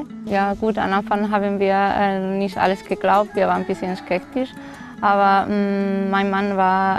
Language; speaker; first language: German; non-native, fluent; Spanish